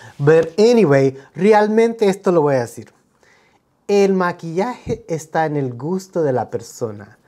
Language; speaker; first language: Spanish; early bilingual, heritage; Spanish